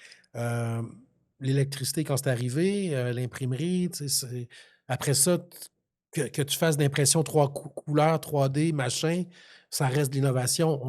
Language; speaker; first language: French; native; French